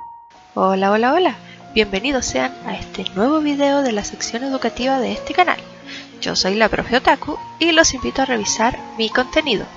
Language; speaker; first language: Spanish; native; Spanish